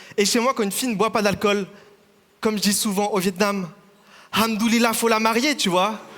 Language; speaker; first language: French; early bilingual, other home language; Vietnamese